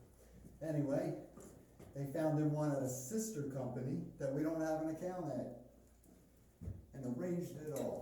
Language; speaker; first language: English; native; English